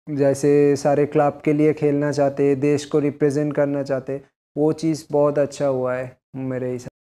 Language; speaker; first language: Hindi; non-native, local second language; Bangla